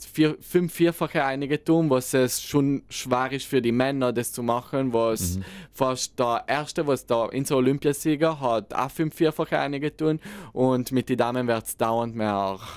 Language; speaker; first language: German; non-native, local second language; Italian